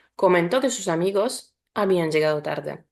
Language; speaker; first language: Spanish; non-native, fluent; Polish